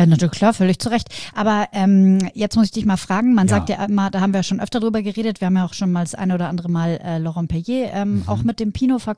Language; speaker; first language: German; native; German